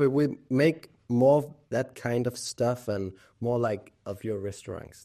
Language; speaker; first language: English; non-native, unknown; Danish